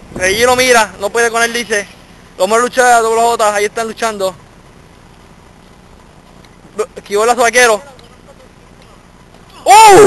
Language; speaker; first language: Spanish; native; Spanish